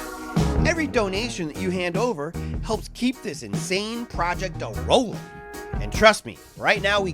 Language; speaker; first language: English; native; English